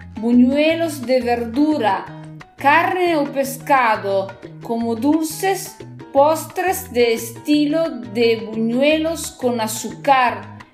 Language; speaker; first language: Spanish; non-native, learner; Italian